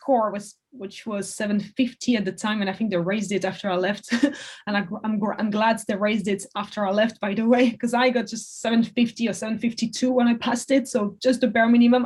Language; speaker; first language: English; non-native, fluent; French